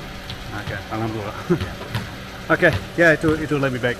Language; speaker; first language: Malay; non-native, learner; English